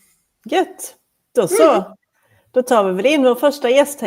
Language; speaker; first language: Swedish; native; Swedish